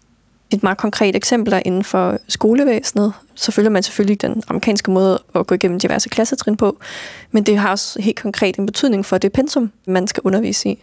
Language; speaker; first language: Danish; native; Danish